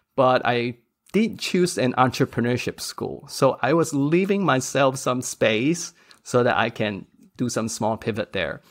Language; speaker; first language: English; non-native, local second language; Cantonese